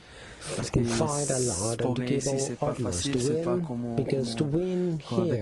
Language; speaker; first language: French; non-native, fluent; Portuguese